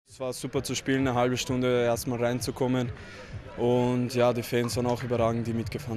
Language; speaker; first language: German; early bilingual, other home language; Croatian